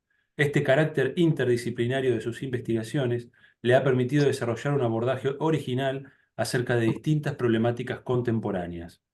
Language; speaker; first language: Spanish; native; Spanish